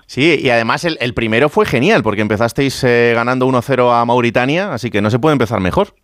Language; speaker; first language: Spanish; native; Spanish